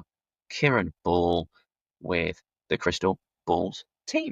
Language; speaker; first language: English; native; English